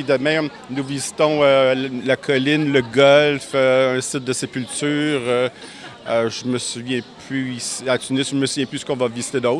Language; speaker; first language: French; native; French